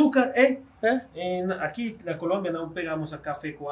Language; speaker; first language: Portuguese; non-native, fluent; Spanish